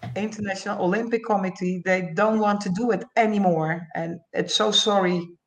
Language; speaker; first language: English; non-native, learner; Dutch